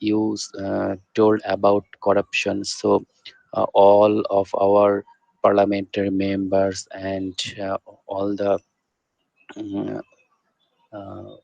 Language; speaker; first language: English; non-native, learner; Bangla